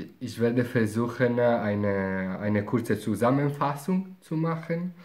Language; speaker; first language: German; non-native, fluent; Italian